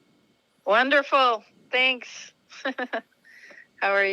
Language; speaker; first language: English; native; English